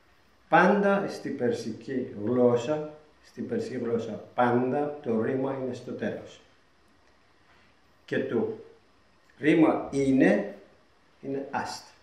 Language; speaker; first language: Greek; non-native, fluent; Persian